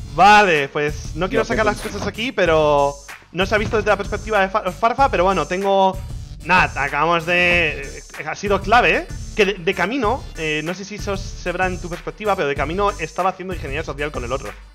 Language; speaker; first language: Spanish; native; Spanish